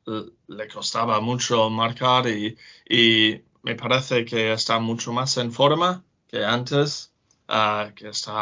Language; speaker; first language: Spanish; non-native, learner; English